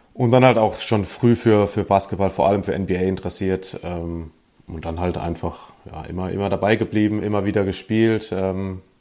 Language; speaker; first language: German; native; German